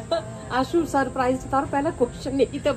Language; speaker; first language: Hindi; native; Hindi